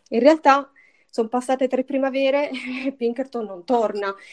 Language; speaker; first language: Italian; native; Italian